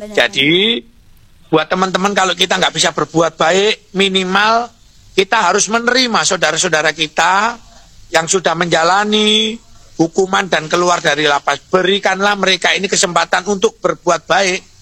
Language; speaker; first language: Indonesian; non-native, local second language; Javanese